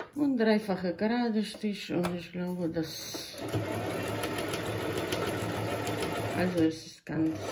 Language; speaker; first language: German; non-native, local second language; Bosnian